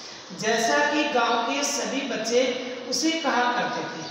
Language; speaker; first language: Hindi; native; Hindi